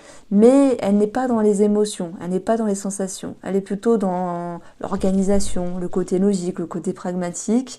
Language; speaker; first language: French; native; French